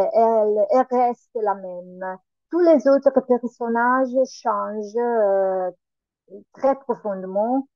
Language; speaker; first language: French; non-native, learner; Italian